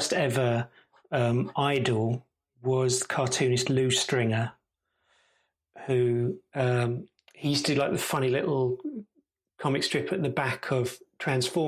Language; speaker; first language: English; native; English